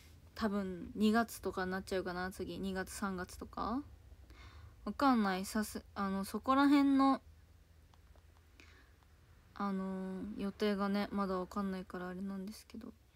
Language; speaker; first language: Japanese; native; Japanese